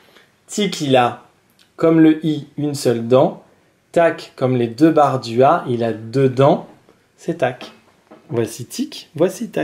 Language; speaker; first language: French; native; French